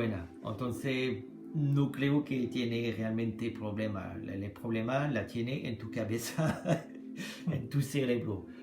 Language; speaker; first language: Spanish; non-native, learner; French